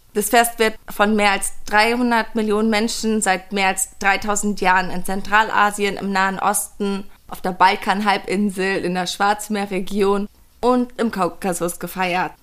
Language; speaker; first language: German; early bilingual, other home language; Persian